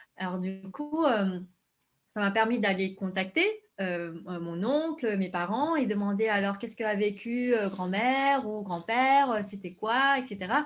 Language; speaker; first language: French; non-native, fluent; Vietnamese